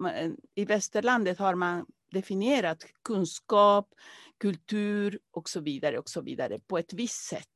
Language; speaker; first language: Swedish; non-native, fluent; Spanish